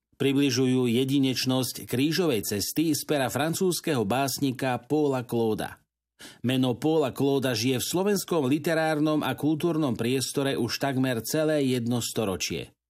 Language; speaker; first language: Slovak; native; Slovak